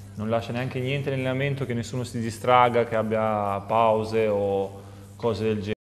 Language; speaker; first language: Italian; non-native, fluent; Albanian